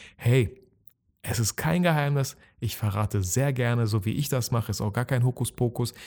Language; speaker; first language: German; early bilingual, other home language; Russian